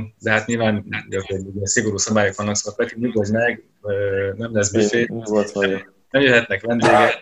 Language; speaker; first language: Hungarian; native; Hungarian